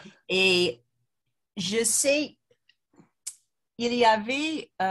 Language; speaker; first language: French; non-native, fluent; English